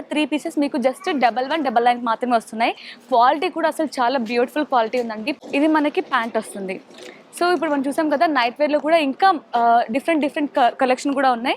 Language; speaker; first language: Telugu; native; Telugu